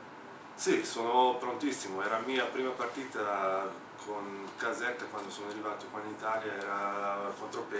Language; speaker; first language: Italian; non-native, fluent; Slovenian